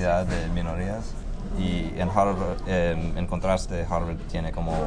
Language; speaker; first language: Spanish; non-native, fluent; English